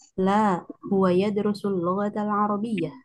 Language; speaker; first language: Arabic; non-native, learner; Indonesian